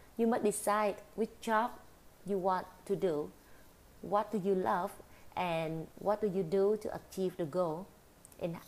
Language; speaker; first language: English; non-native, fluent; Vietnamese